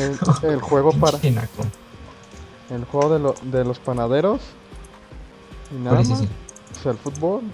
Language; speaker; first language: Spanish; native; Spanish